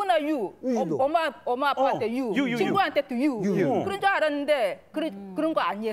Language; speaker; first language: Korean; non-native, learner; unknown